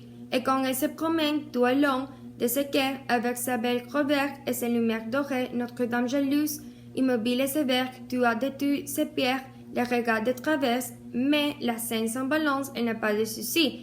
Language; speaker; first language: French; non-native, learner; Spanish